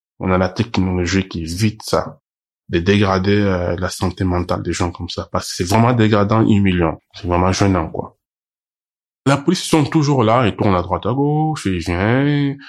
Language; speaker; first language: French; non-native, local second language; Portuguese